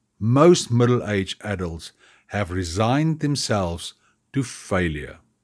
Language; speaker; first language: English; non-native, local second language; Afrikaans